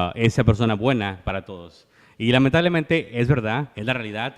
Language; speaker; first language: Spanish; early bilingual, heritage; Spanish